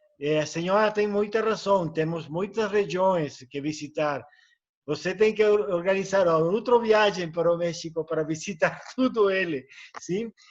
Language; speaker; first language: Portuguese; non-native, learner; Spanish